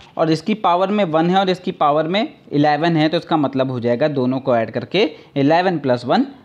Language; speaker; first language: Hindi; native; Hindi